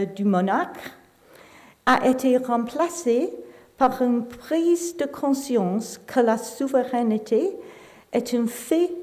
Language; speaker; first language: French; non-native, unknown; English